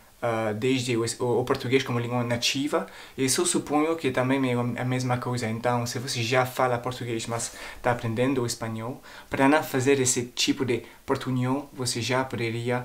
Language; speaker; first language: Portuguese; non-native, fluent; French